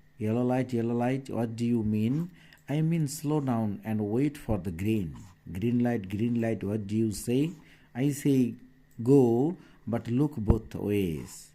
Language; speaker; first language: English; non-native, local second language; Bangla